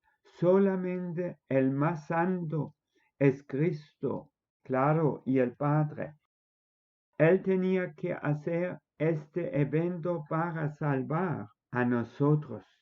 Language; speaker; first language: Spanish; non-native, fluent; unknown